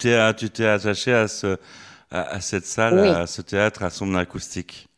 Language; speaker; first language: French; native; French